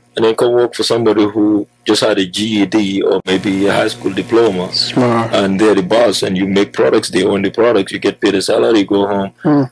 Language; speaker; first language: English; non-native, local second language; Wolof